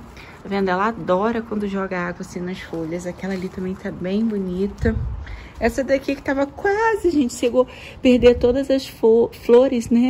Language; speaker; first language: Portuguese; native; Portuguese